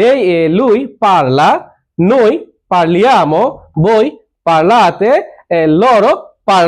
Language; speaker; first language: Italian; non-native, learner; Bangla